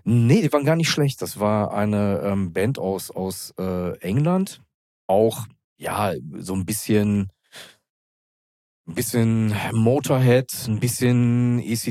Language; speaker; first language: German; native; German